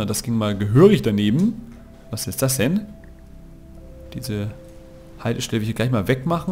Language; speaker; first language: German; native; German